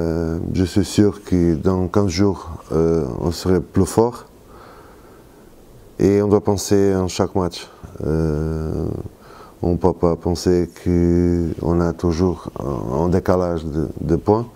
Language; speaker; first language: French; non-native, fluent; Portuguese